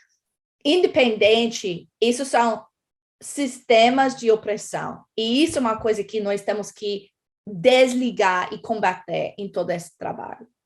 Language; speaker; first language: Portuguese; non-native, fluent; English